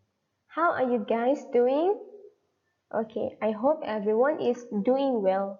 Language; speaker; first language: English; non-native, fluent; Thai